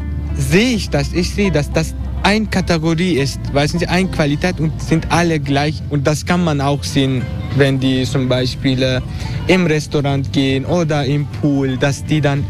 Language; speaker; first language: German; non-native, fluent; Turkish